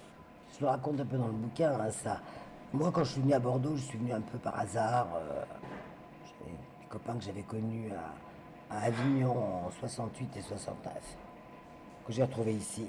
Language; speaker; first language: French; native; French